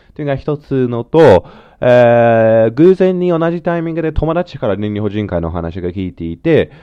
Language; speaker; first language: Japanese; non-native, fluent; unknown